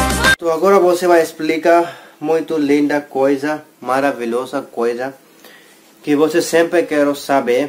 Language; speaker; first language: Portuguese; non-native, learner; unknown